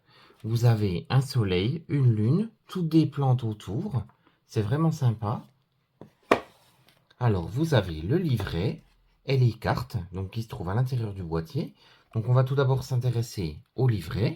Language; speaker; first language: French; native; French